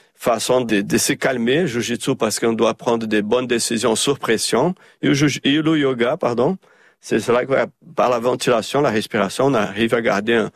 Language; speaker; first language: French; early bilingual, heritage; Portuguese